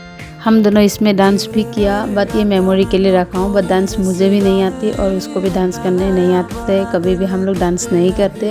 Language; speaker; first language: Hindi; non-native, local second language; Assamese